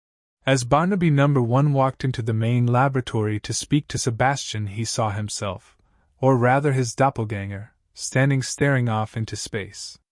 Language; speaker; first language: English; native; English